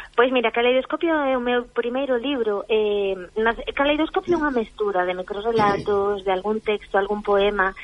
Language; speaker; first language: Galician; non-native, local second language; Spanish